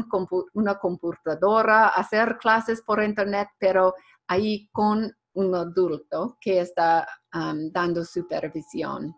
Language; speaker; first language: Spanish; non-native, fluent; English